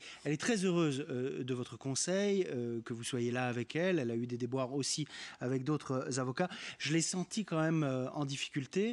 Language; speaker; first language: French; native; French